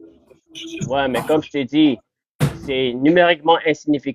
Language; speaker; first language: French; non-native, fluent; English